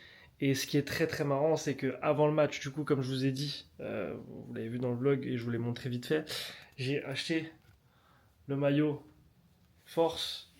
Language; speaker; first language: French; native; French